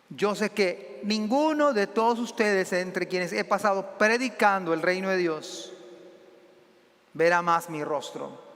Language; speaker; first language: Spanish; native; Spanish